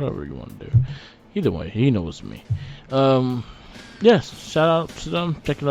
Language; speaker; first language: English; native; English